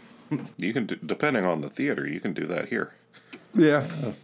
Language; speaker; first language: English; native; English